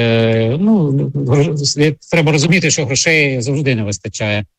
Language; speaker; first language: Ukrainian; native; Ukrainian